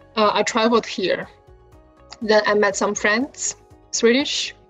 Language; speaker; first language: English; non-native, fluent; Chinese